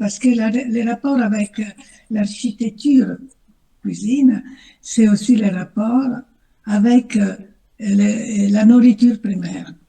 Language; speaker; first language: French; non-native, fluent; Italian